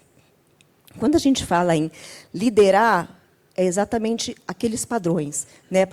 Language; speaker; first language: Portuguese; native; Portuguese